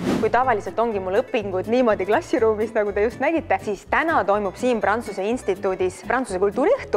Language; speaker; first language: Estonian; native; Estonian